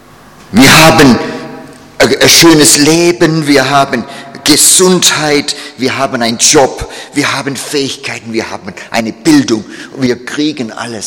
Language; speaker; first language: German; non-native, fluent; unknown